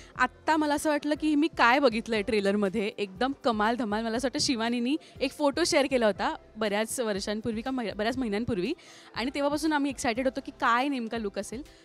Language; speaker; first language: Marathi; native; Marathi